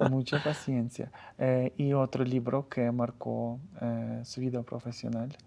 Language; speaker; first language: Spanish; non-native, fluent; Ukrainian